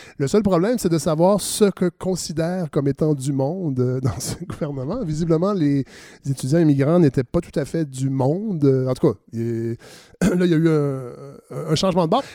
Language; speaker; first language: French; native; French